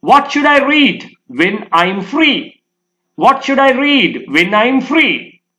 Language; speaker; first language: English; non-native, local second language; Sinhala